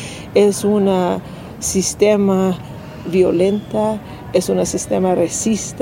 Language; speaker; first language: Spanish; non-native, learner; English